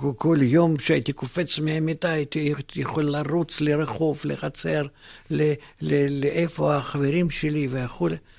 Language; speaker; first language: Hebrew; non-native, fluent; Russian